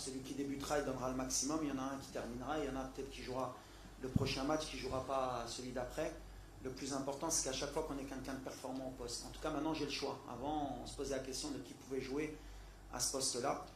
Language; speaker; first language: French; native; French